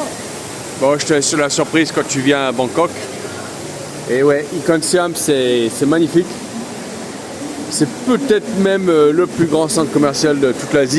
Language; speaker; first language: French; native; French